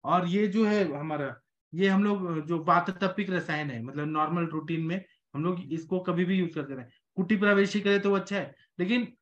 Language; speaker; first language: Hindi; native; Hindi